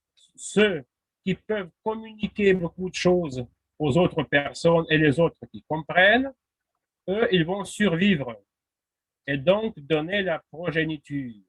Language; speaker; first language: French; non-native, fluent; Russian